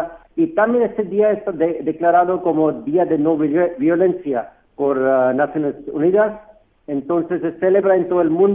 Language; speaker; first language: Spanish; non-native, fluent; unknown